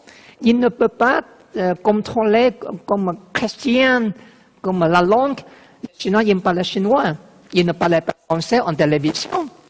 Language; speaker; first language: French; non-native, learner; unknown